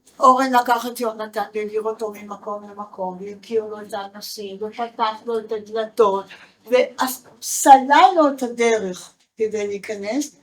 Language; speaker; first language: Hebrew; native; Hebrew